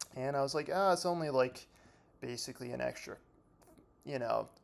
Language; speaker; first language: English; native; English